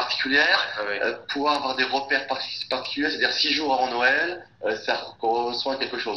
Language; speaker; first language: French; native; French